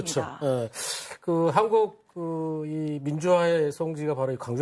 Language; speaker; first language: Korean; native; Korean